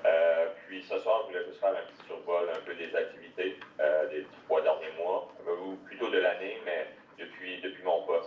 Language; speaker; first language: French; native; French